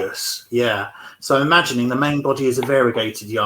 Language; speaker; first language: English; native; English